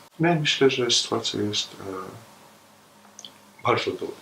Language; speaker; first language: Polish; non-native, learner; Arabic